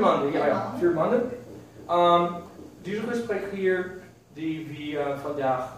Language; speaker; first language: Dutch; non-native, learner; Portuguese